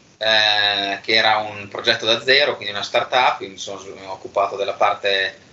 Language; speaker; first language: Italian; native; Italian